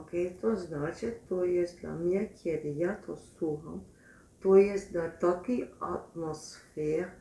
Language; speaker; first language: Polish; non-native, learner; Dutch